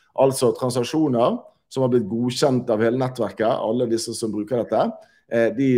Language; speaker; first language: Norwegian; native; Norwegian